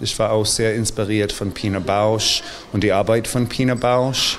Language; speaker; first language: German; non-native, learner; English